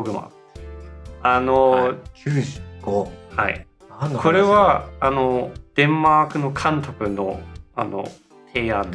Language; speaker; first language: Japanese; non-native, learner; Danish